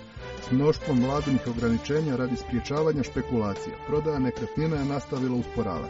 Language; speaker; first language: Serbian; native; Serbian